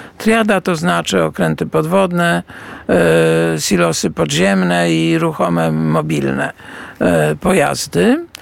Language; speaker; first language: Polish; native; Polish